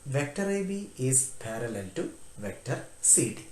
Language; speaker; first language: English; non-native, local second language; Malayalam